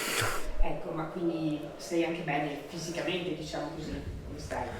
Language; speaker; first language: Italian; native; Italian